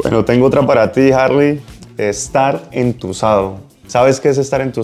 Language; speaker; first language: Spanish; native; Spanish